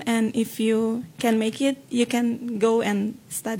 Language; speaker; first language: English; non-native, fluent; Indonesian